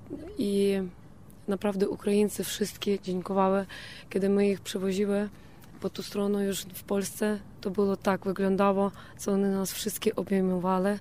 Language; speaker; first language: Polish; non-native, learner; Ukrainian